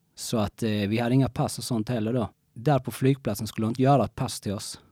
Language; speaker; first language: Swedish; early bilingual, other home language; Spanish